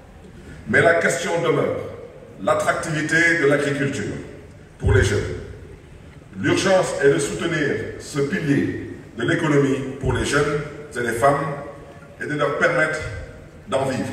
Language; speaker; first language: French; non-native, local second language; Wolof